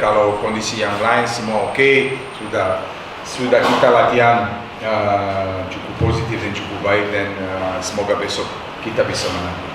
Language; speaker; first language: Indonesian; non-native, fluent; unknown